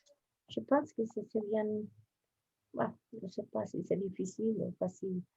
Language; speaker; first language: French; non-native, learner; Spanish